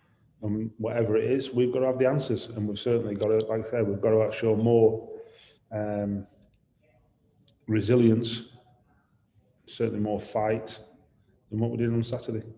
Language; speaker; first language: English; native; English